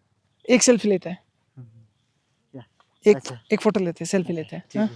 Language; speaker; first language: Hindi; non-native, local second language; Kannada